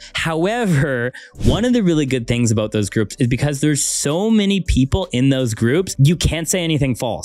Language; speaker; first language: English; native; English